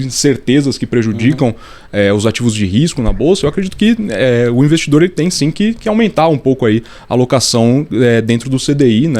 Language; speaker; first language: Portuguese; native; Portuguese